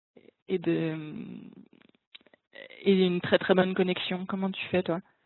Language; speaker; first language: French; native; French